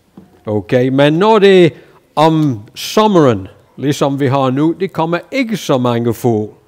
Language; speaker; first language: Danish; non-native, fluent; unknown